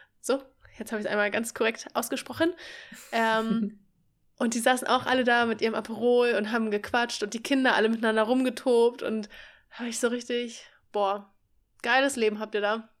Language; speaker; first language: German; native; German